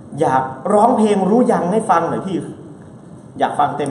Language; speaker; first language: Thai; native; Thai